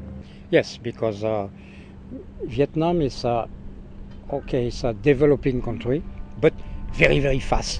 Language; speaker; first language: English; non-native, learner; French